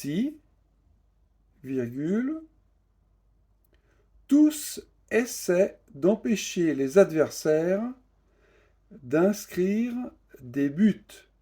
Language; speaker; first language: French; native; French